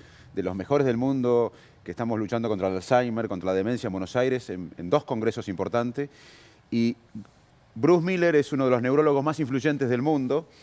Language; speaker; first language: Spanish; native; Spanish